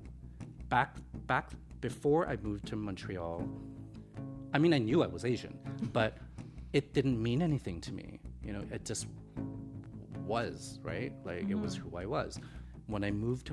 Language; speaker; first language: English; native; English